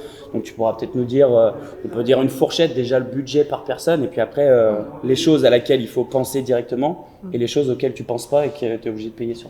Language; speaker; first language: French; native; French